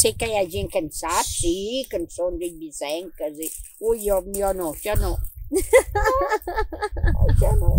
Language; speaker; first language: Spanish; non-native, local second language; Catalan